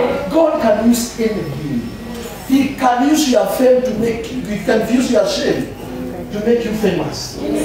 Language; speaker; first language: English; non-native, local second language; Swahili